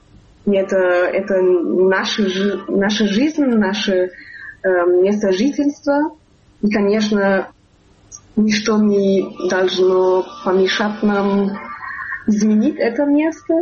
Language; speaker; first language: Russian; non-native, fluent; German